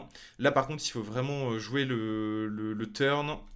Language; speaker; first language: French; native; French